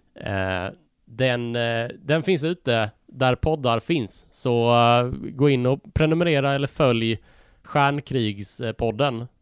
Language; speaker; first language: Swedish; native; Swedish